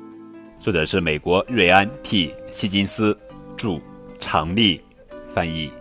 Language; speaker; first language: Chinese; native; Chinese